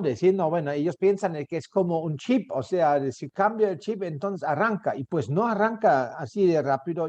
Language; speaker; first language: Spanish; native; Spanish